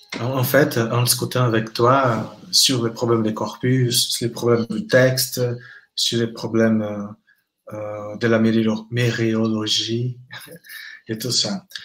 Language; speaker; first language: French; non-native, fluent; Portuguese